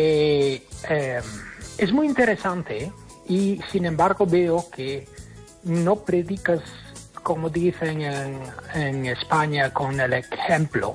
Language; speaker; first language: Spanish; non-native, fluent; English